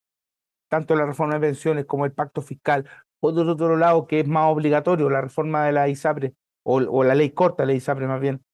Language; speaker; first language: Spanish; native; Spanish